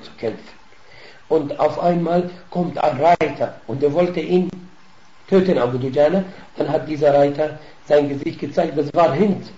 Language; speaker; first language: German; non-native, fluent; Arabic